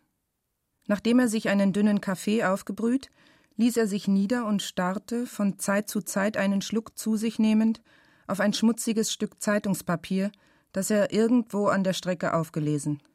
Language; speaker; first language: German; native; German